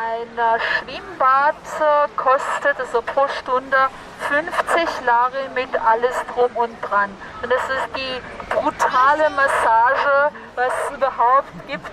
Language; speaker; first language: German; non-native, fluent; Georgian